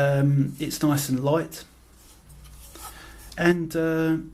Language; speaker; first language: English; native; English